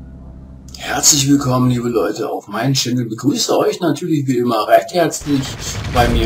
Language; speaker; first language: German; native; German